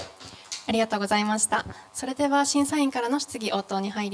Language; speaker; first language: Japanese; native; Japanese